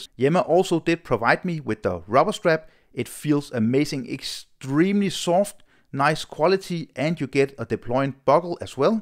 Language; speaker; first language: English; non-native, fluent; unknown